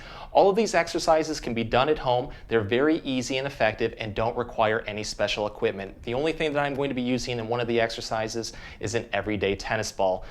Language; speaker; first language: English; native; English